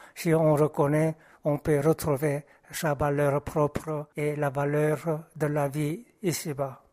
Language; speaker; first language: French; non-native, fluent; Korean